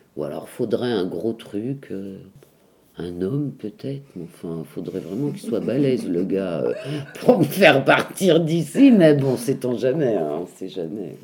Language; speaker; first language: French; native; French